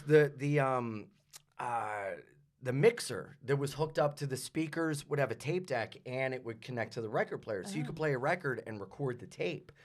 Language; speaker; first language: English; native; English